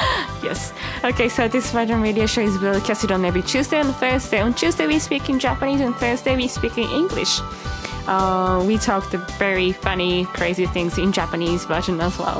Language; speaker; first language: English; non-native, fluent; Japanese